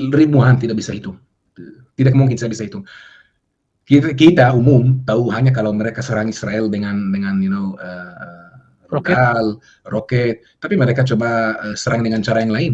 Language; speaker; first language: Indonesian; non-native, fluent; Hebrew